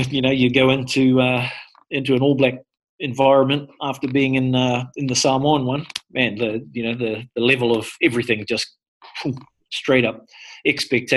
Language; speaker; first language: English; native; English